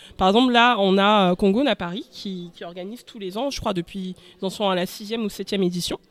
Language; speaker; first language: French; early bilingual, other home language; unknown